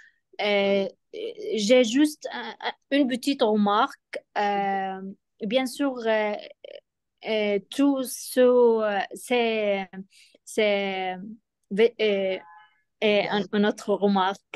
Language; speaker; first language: French; non-native, learner; Arabic